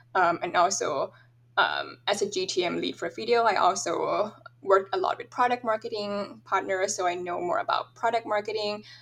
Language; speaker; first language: English; non-native, fluent; Thai